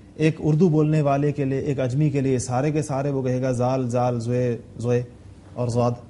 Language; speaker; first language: Urdu; non-native, local second language; Pashto